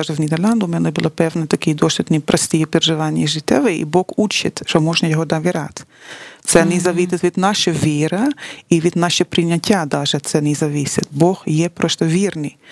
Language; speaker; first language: Ukrainian; non-native, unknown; Dutch